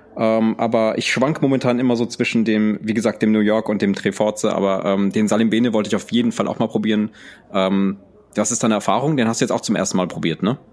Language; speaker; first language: German; early bilingual, other home language; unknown